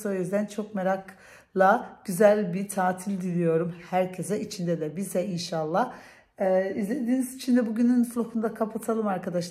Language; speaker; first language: Turkish; early bilingual, heritage; Turkish